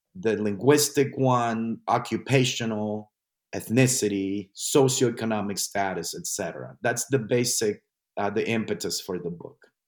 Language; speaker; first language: English; non-native, fluent; Spanish